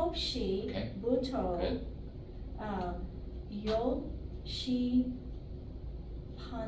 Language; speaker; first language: Korean; non-native, learner; English